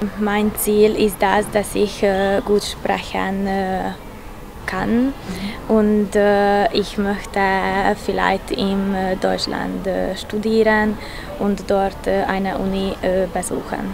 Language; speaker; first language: German; non-native, learner; Hungarian